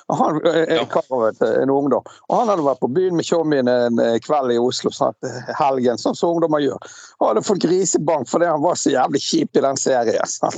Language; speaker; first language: Norwegian; native; Norwegian